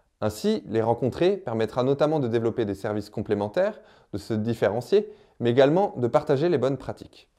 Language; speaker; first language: French; native; French